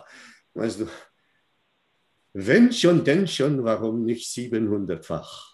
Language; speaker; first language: German; non-native, fluent; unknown